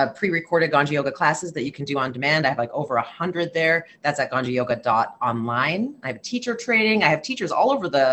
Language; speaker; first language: English; native; English